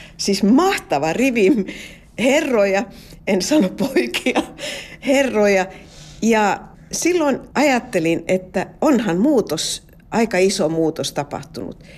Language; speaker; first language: Finnish; non-native, local second language; Swedish